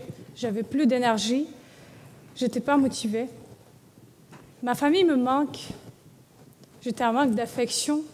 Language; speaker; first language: French; non-native, learner; Russian